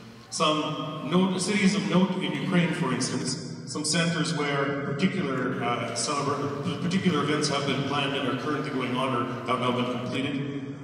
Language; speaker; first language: English; early bilingual, other home language; Ukrainian